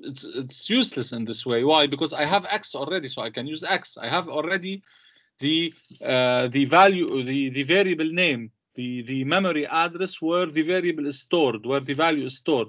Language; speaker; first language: English; non-native, local second language; Arabic